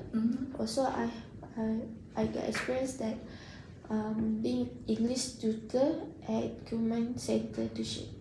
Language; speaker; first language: English; non-native, learner; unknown